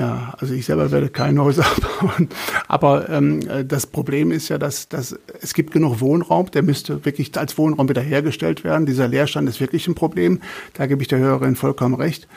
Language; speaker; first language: German; native; German